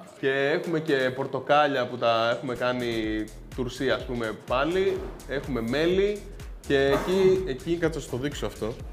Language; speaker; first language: Greek; early bilingual, heritage; Greek